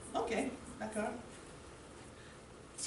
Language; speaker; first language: French; non-native, learner; English